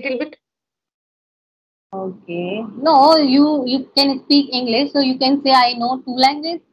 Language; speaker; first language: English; non-native, local second language; Hindi